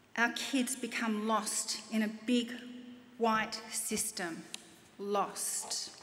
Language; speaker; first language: English; native; English